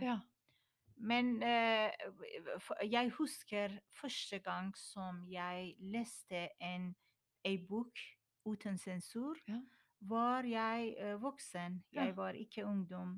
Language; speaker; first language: Norwegian; non-native, learner; Persian